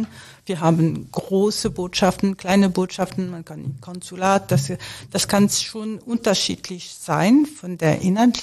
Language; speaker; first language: German; non-native, fluent; French